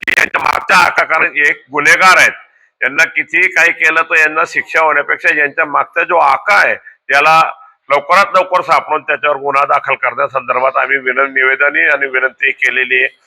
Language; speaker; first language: Marathi; native; Marathi